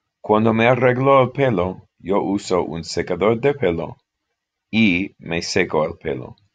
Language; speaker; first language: Spanish; non-native, fluent; English